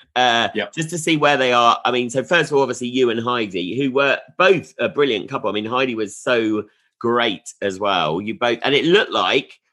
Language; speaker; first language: English; native; English